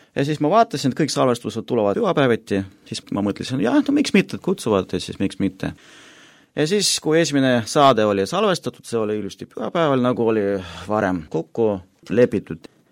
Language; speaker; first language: Estonian; non-native, local second language; Russian